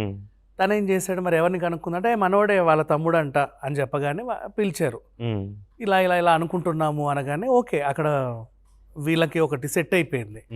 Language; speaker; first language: Telugu; native; Telugu